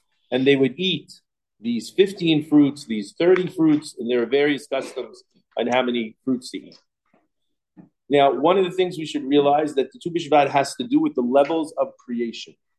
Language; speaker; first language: English; native; English